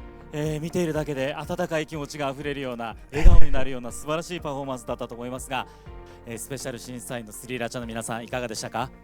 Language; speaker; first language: Japanese; native; Japanese